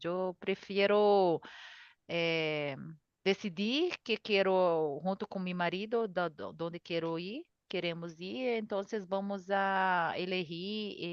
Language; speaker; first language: Spanish; non-native, learner; Portuguese